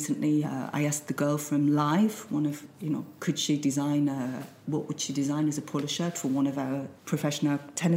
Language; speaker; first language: English; native; English